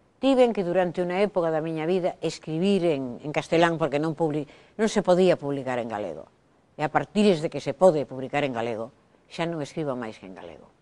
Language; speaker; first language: Galician; non-native, local second language; Spanish